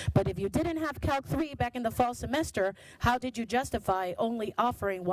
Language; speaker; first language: English; non-native, fluent; Spanish